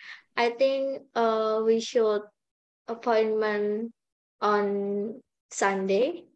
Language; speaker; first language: English; non-native, learner; Indonesian